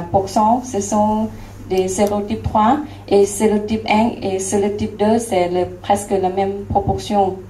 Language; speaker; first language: French; non-native, learner; Lao